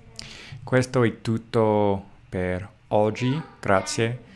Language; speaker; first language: Italian; non-native, learner; English